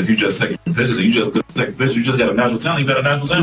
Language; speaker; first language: English; native; English